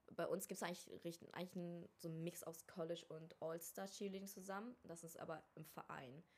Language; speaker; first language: German; early bilingual, other home language; Vietnamese